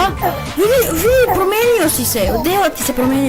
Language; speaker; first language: Bosnian; native; Bosnian